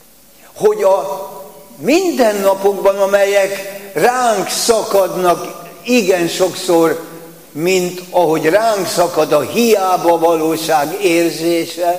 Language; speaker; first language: Hungarian; native; Hungarian